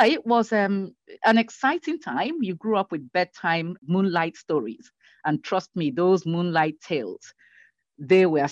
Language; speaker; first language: English; non-native, local second language; Igbo